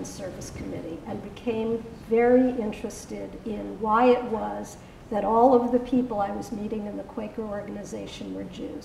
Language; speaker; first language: English; native; English